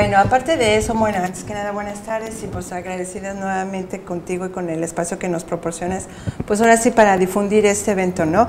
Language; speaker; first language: Spanish; native; Spanish